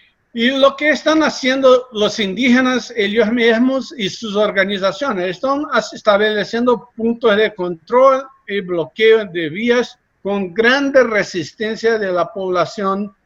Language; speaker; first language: Spanish; non-native, fluent; Portuguese